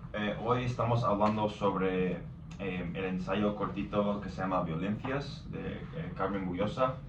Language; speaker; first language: Spanish; non-native, fluent; English